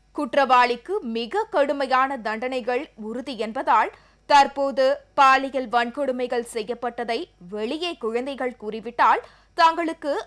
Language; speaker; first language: Tamil; native; Tamil